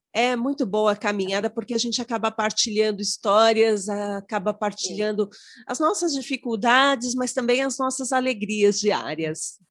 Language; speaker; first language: Portuguese; native; Portuguese